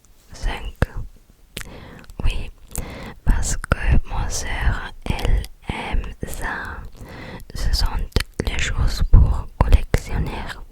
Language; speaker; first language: French; non-native, learner; English